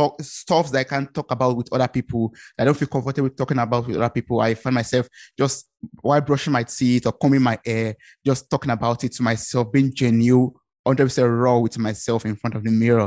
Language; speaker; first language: English; non-native, local second language; Yoruba